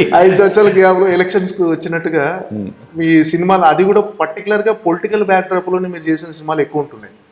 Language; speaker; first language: Telugu; native; Telugu